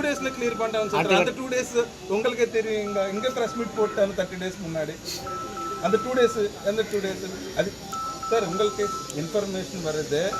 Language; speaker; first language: Tamil; non-native, local second language; Telugu